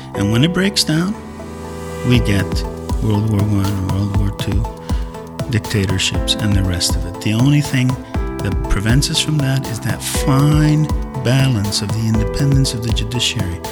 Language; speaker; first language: English; early bilingual, other home language; Italian